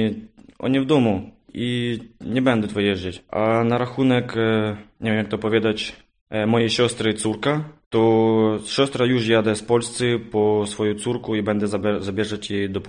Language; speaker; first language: Polish; non-native, learner; Ukrainian